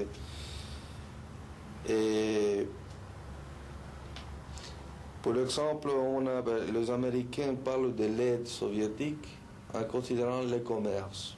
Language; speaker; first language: French; non-native, fluent; Spanish